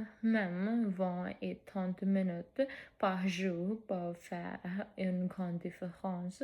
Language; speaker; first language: French; non-native, fluent; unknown